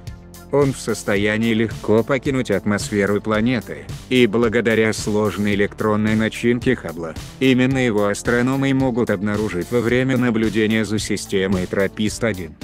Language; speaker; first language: Russian; native; Russian